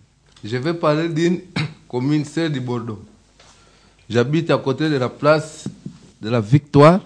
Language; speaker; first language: French; non-native, learner; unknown